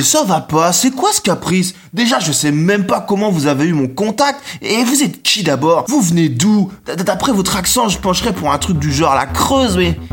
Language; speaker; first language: French; native; French